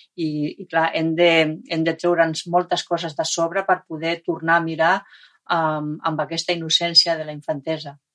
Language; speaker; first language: Catalan; non-native, local second language; Spanish